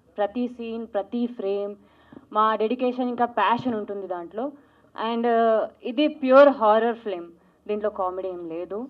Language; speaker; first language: Telugu; non-native, local second language; Marathi